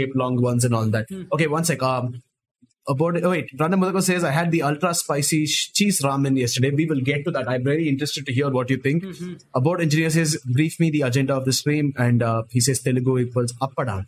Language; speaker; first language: English; non-native, local second language; Tamil